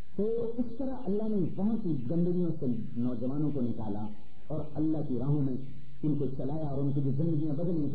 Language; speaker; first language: Urdu; non-native, local second language; Punjabi